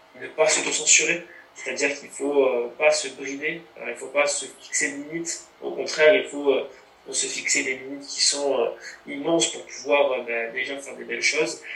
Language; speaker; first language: French; native; French